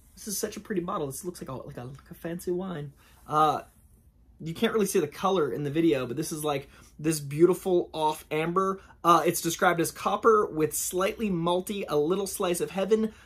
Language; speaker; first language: English; native; English